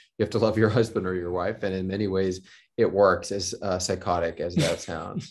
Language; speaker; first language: English; early bilingual, other home language; Hindi